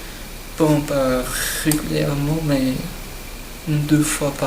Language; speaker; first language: French; non-native, learner; Portuguese